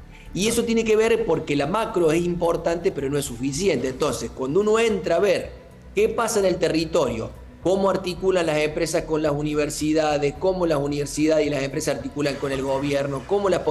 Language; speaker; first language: Spanish; native; Spanish